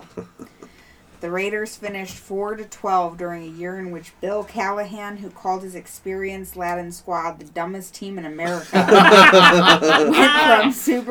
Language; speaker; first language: English; native; English